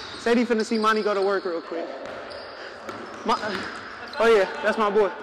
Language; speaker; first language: English; native; English